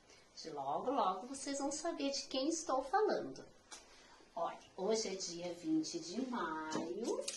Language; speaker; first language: Portuguese; native; Portuguese